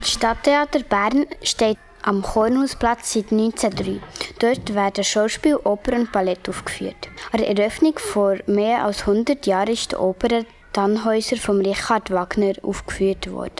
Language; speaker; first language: German; native; German